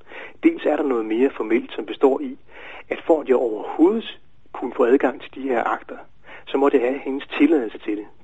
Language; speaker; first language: Danish; native; Danish